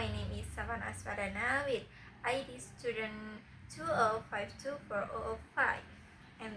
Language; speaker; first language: English; non-native, learner; Indonesian